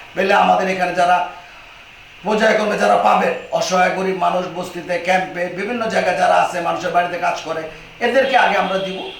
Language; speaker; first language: Bangla; native; Bangla